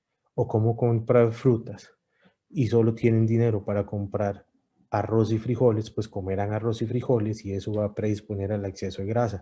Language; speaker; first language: Spanish; native; Spanish